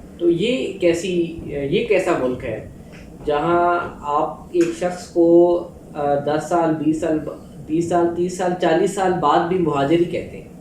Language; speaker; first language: Urdu; native; Urdu